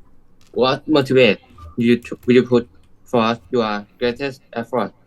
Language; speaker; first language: English; non-native, learner; Thai